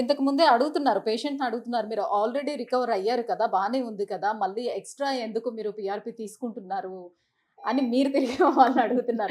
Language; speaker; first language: Telugu; native; Telugu